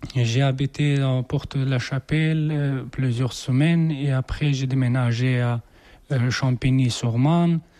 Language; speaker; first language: French; non-native, learner; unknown